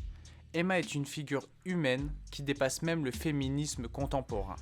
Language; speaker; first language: French; native; French